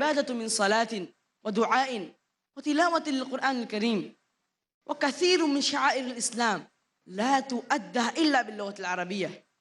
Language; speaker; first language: Arabic; non-native, learner; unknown